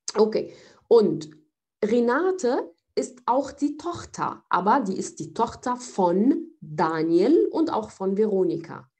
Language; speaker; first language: German; non-native, fluent; Arabic